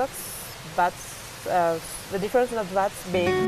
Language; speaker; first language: English; non-native, fluent; French